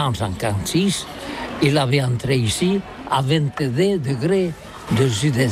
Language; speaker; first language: French; non-native, learner; Catalan